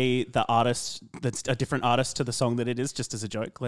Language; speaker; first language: English; native; English